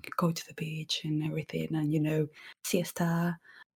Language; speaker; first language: English; non-native, fluent; Spanish